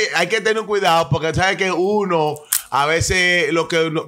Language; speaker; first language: Spanish; native; Spanish